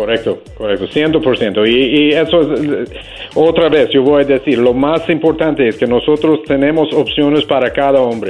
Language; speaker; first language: Spanish; non-native, learner; English